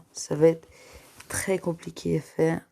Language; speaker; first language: French; native; French